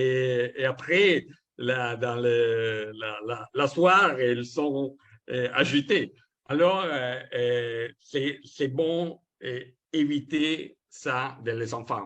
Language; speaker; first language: French; non-native, learner; Italian